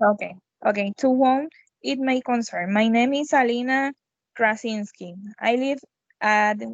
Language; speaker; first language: English; non-native, learner; Spanish